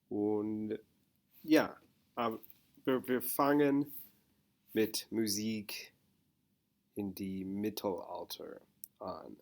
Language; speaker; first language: German; non-native, learner; English